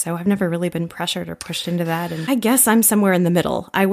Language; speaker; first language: English; native; English